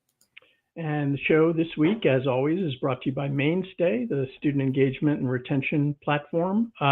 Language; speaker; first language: English; native; English